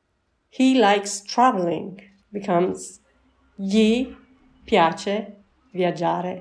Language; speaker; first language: Italian; non-native, fluent; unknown